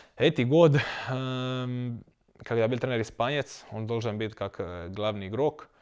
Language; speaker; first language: Russian; non-native, learner; Croatian